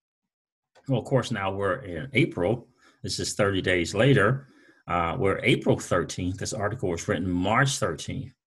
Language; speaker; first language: English; native; English